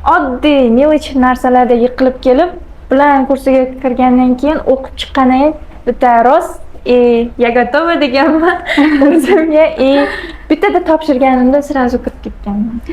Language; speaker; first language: Uzbek; non-native, local second language; Kara-Kalpak